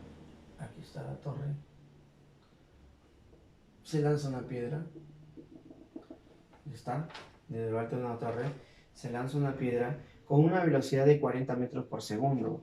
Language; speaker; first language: Spanish; native; Spanish